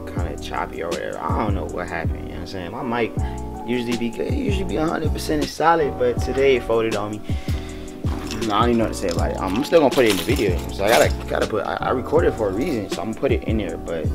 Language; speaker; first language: English; native; English